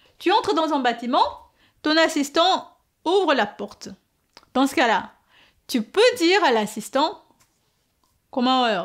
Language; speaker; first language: French; non-native, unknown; Korean